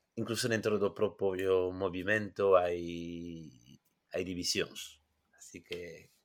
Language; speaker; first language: Galician; non-native, fluent; French